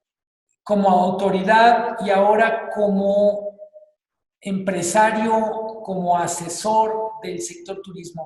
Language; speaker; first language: Spanish; native; Spanish